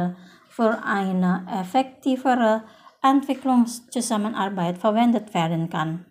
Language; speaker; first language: German; non-native, fluent; Indonesian